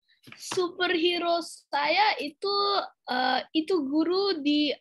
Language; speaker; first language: Indonesian; early bilingual, heritage; Indonesian